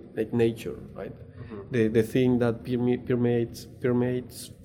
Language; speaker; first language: English; non-native, fluent; Spanish